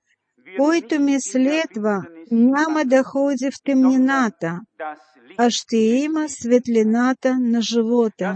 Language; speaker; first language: Bulgarian; non-native, fluent; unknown